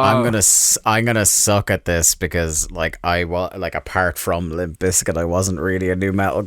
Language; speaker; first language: English; native; English